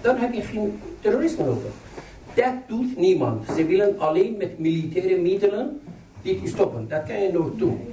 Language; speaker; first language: Dutch; non-native, fluent; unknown